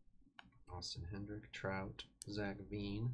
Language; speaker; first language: English; native; English